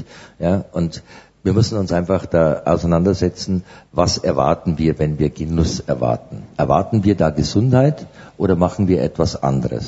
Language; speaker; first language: German; native; German